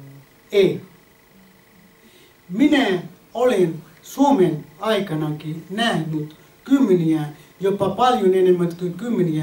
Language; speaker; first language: Finnish; non-native, fluent; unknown